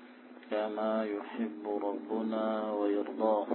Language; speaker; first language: Arabic; non-native, fluent; Indonesian